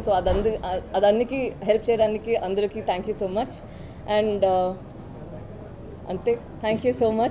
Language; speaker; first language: Telugu; non-native, learner; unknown